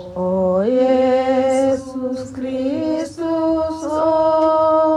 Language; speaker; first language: German; non-native, fluent; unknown